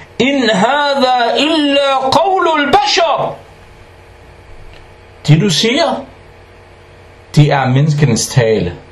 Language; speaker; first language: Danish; non-native, fluent; Arabic